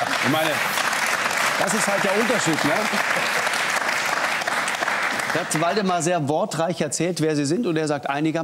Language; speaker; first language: German; native; German